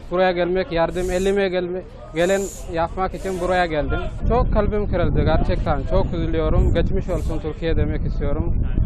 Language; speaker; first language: Turkish; non-native, learner; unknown